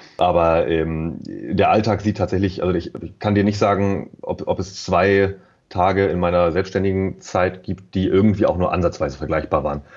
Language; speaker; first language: German; native; German